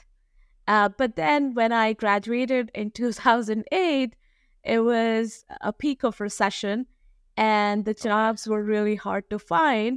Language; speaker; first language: English; non-native, local second language; Hindi